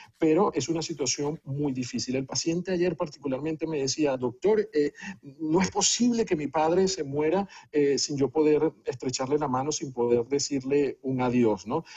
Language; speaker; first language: Spanish; native; Spanish